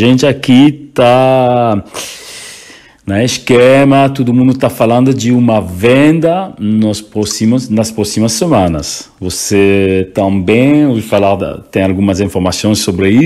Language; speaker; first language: Portuguese; non-native, fluent; French